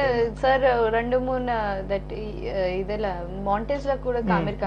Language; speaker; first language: Tamil; non-native, local second language; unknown